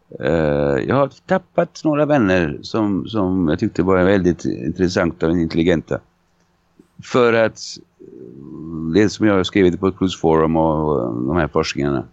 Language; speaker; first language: Swedish; non-native, fluent; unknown